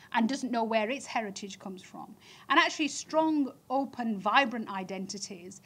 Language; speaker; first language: English; native; English